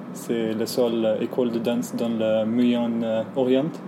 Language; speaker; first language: French; non-native, learner; Arabic